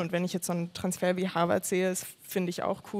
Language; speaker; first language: German; native; German